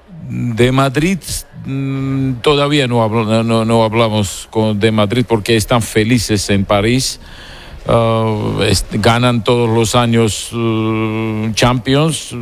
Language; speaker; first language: Spanish; non-native, learner; Georgian